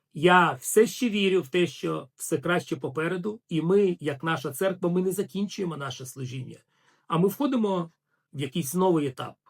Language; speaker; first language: Ukrainian; non-native, local second language; Russian